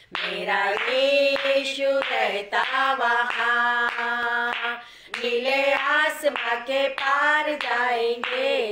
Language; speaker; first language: Hindi; non-native, local second language; Gujarati